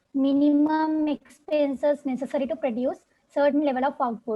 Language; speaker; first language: English; non-native, local second language; Sinhala